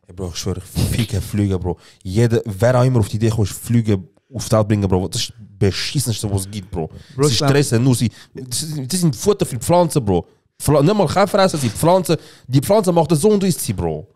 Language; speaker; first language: German; native; German